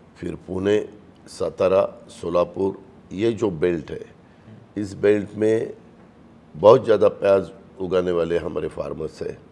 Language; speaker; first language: Hindi; non-native, local second language; Marathi